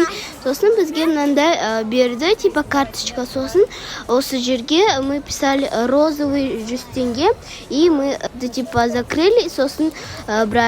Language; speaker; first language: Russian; non-native, local second language; Kazakh